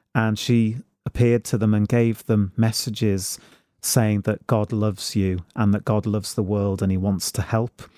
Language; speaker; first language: English; native; English